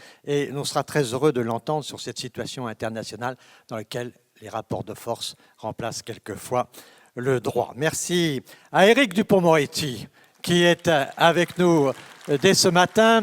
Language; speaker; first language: French; native; French